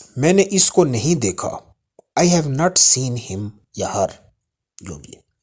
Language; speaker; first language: Urdu; native; Urdu